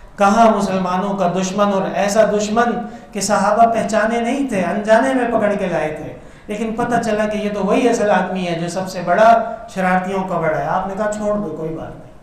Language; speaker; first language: Urdu; non-native, local second language; Pashto